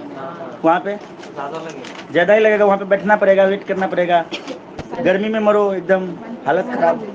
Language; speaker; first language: Hindi; native; Hindi